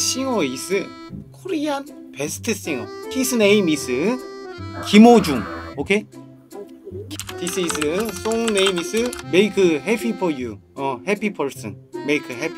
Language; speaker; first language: English; non-native, learner; Korean